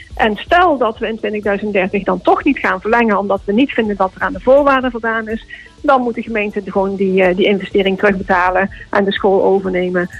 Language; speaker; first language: Dutch; native; Dutch